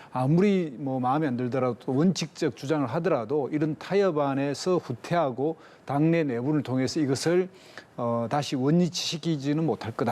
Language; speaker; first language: Korean; native; Korean